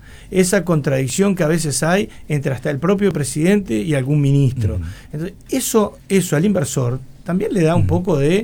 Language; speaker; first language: Spanish; native; Spanish